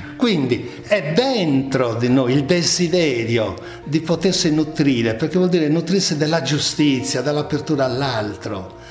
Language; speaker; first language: Italian; native; Italian